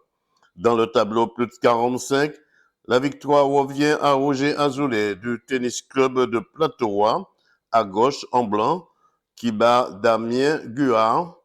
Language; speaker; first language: French; native; French